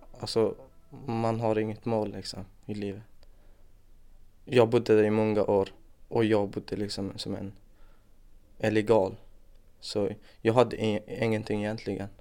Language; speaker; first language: Swedish; non-native, fluent; Persian